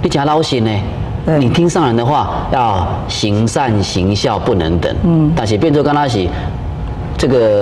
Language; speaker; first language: Chinese; native; Chinese